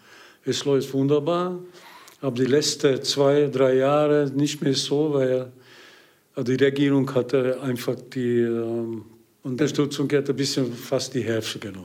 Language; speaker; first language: German; non-native, learner; Hungarian